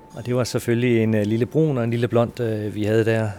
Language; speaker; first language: Danish; native; Danish